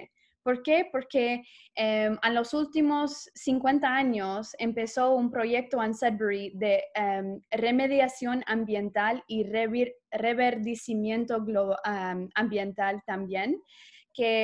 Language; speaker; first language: Spanish; non-native, fluent; English